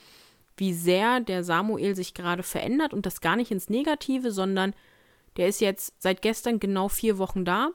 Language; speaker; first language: German; native; German